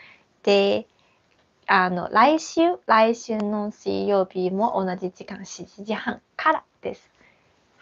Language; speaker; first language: Japanese; non-native, fluent; Chinese